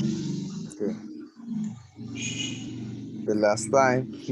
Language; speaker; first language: English; non-native, learner; Spanish